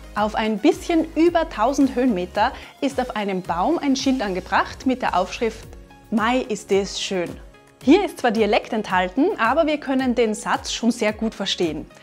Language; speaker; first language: German; native; German